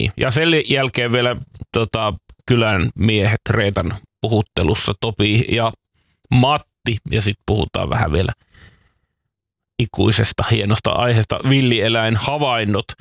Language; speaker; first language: Finnish; native; Finnish